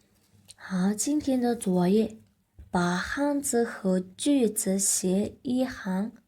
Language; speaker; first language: Chinese; non-native, fluent; Mongolian